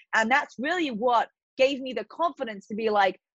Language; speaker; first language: English; native; English